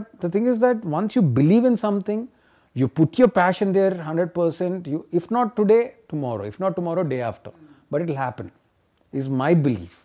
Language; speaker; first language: English; non-native, local second language; Telugu